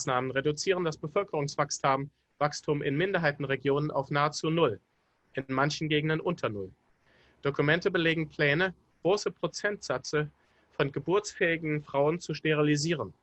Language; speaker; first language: German; native; German